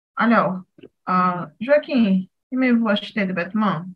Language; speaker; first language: French; non-native, fluent; Portuguese